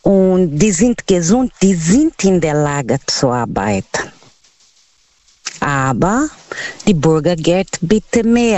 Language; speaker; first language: German; non-native, fluent; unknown